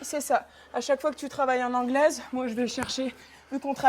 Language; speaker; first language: French; native; French